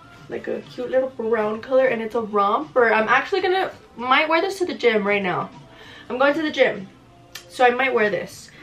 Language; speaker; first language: English; early bilingual, other home language; Spanish